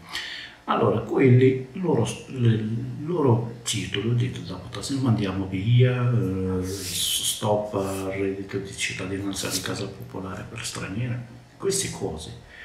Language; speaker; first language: Italian; non-native, learner; Arabic